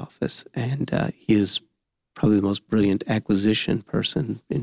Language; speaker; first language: English; native; English